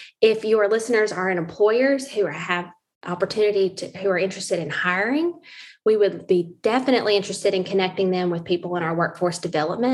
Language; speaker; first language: English; native; English